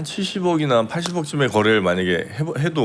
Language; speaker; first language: Korean; native; Korean